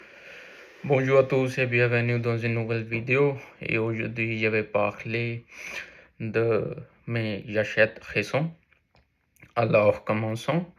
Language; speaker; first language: French; non-native, learner; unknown